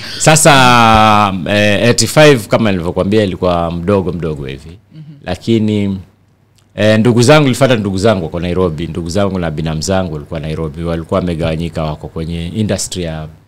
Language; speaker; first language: Swahili; non-native, local second language; Giryama